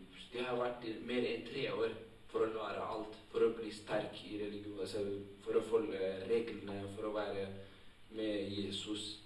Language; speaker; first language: Norwegian; non-native, fluent; Tigrinya